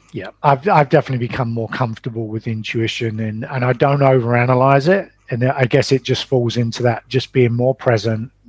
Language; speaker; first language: English; native; English